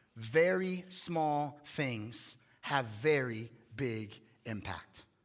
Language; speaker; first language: English; native; English